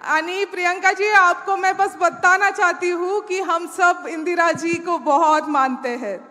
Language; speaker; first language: Hindi; non-native, local second language; Marathi